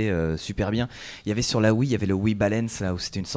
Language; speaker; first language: French; native; French